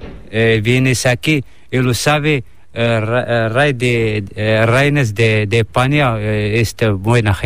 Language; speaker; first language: Spanish; non-native, learner; Arabic